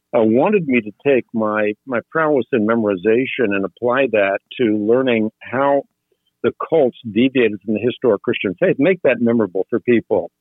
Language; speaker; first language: English; non-native, fluent; Dutch